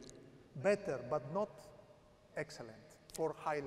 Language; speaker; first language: English; non-native, learner; Italian